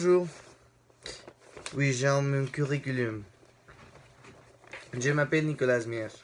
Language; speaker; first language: French; non-native, learner; Spanish